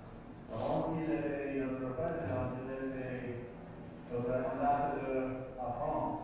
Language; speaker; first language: French; non-native, learner; English